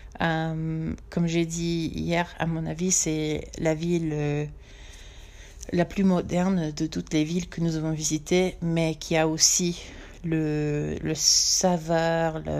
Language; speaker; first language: French; non-native, fluent; English